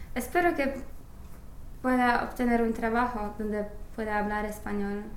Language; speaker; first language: Spanish; non-native, fluent; English